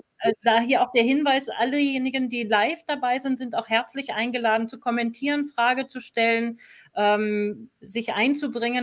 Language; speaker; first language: German; native; German